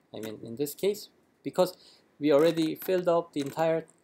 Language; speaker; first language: English; non-native, fluent; Korean